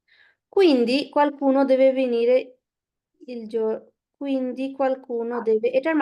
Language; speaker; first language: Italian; non-native, fluent; Bangla